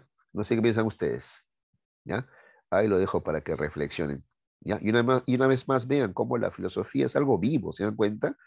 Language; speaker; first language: Spanish; native; Spanish